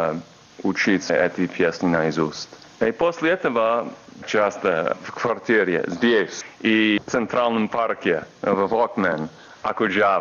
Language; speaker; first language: Russian; non-native, fluent; English